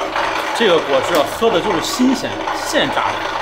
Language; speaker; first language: Chinese; native; Chinese